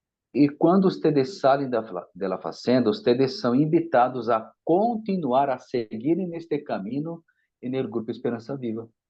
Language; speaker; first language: Spanish; non-native, fluent; Portuguese